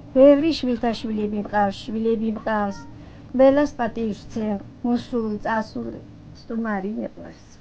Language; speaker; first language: Georgian; native; Georgian